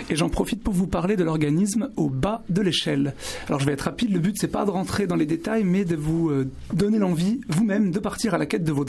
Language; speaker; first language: French; native; French